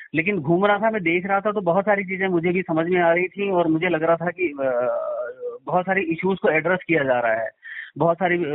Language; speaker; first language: Hindi; native; Hindi